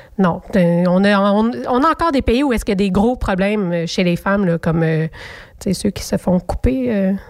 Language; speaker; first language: French; native; French